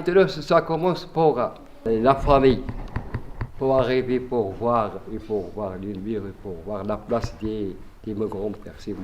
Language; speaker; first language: French; non-native, learner; Arabic